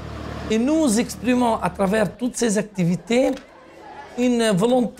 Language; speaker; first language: French; non-native, fluent; Arabic